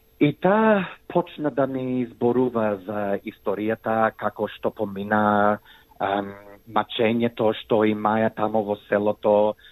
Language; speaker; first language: Macedonian; early bilingual, heritage; Macedonian